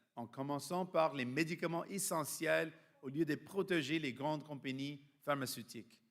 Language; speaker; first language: French; non-native, fluent; English